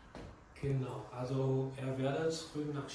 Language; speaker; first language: German; non-native, learner; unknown